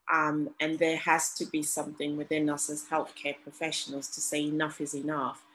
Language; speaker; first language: English; non-native, local second language; Shona